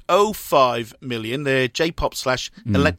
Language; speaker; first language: English; native; English